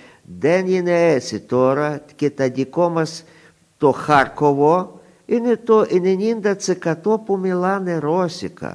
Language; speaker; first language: Greek; non-native, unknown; Russian